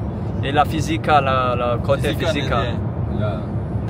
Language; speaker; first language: Spanish; non-native, learner; Turkish